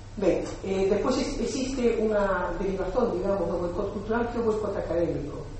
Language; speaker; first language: Galician; non-native, local second language; Spanish